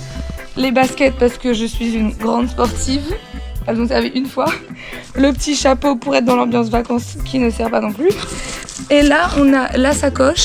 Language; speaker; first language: French; native; French